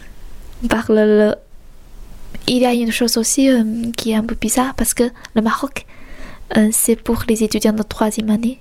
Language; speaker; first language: French; non-native, fluent; Chinese